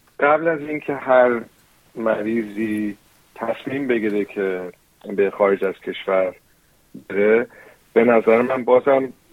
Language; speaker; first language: Persian; early bilingual, heritage; Persian